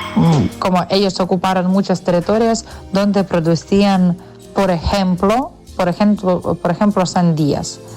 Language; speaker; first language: Spanish; non-native, fluent; Ukrainian